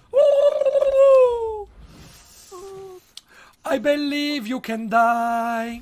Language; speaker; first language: English; non-native, learner; Italian